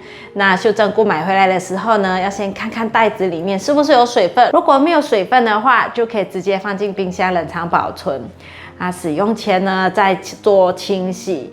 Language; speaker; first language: Chinese; native; Chinese